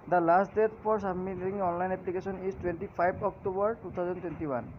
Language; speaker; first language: English; non-native, local second language; Assamese